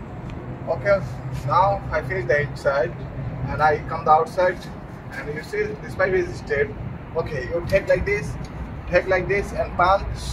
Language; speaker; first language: English; non-native, learner; Bangla